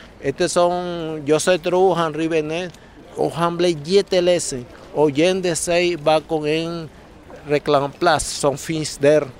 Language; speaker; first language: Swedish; non-native, learner; Spanish